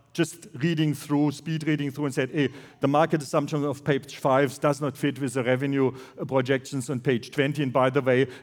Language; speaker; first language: English; non-native, fluent; German